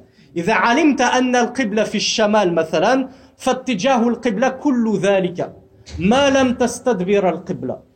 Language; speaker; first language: Arabic; non-native, fluent; French